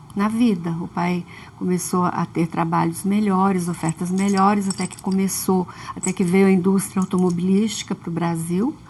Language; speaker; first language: Portuguese; early bilingual, other home language; Russian